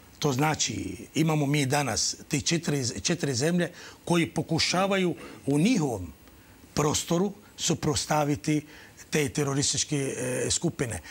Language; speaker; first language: Croatian; non-native, fluent; Arabic